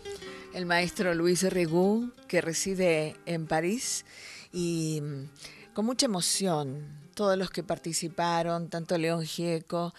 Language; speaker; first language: Spanish; native; Spanish